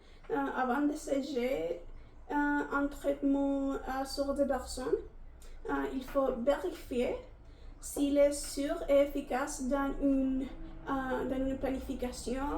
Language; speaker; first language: French; non-native, learner; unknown